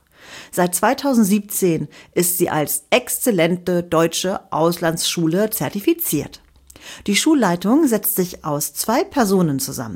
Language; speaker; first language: German; native; German